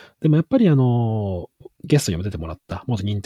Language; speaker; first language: Japanese; native; Japanese